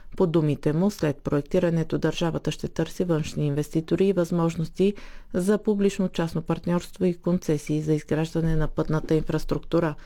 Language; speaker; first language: Bulgarian; non-native, local second language; Turkish